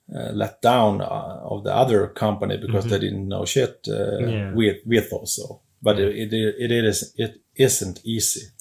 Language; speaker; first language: English; non-native, fluent; Swedish